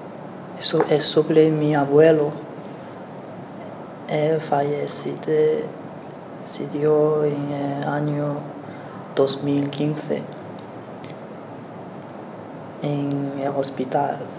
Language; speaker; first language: Spanish; non-native, learner; Chinese